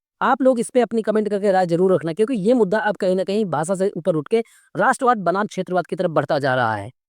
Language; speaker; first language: Hindi; native; Hindi